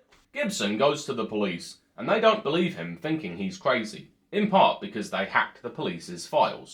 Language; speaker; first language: English; native; English